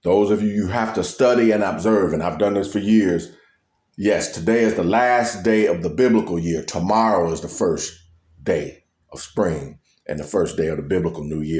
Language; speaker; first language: English; native; English